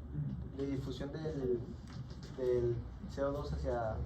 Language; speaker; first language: Spanish; native; Spanish